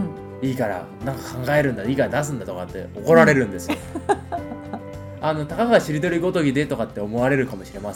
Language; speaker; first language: Japanese; native; Japanese